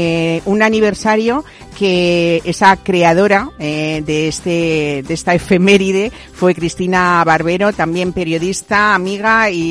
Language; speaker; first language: Spanish; native; Spanish